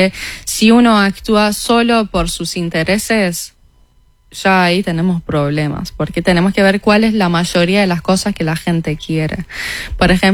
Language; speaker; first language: Spanish; non-native, fluent; Persian